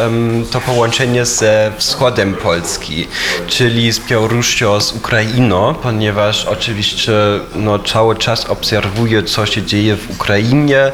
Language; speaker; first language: Polish; non-native, fluent; German